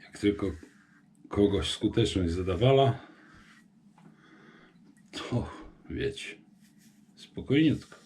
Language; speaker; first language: Polish; native; Polish